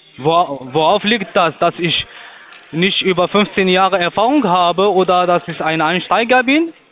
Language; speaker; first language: German; non-native, learner; Arabic